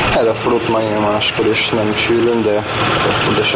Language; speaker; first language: Hungarian; native; Hungarian